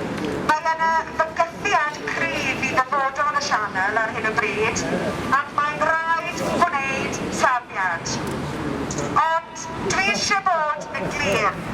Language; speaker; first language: Welsh; non-native, local second language; English